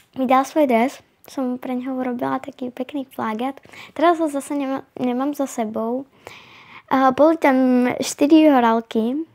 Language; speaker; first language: Slovak; native; Slovak